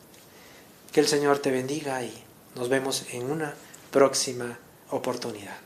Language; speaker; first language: Spanish; native; Spanish